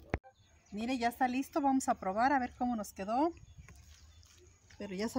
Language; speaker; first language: Spanish; native; Spanish